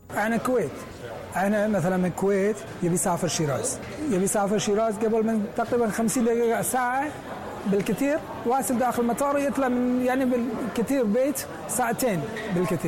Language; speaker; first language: Arabic; non-native, learner; Persian